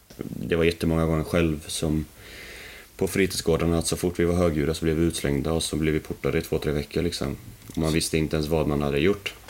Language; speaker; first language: Swedish; early bilingual, other home language; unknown